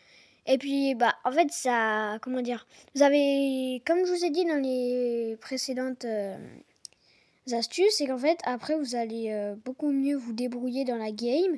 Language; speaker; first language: French; native; French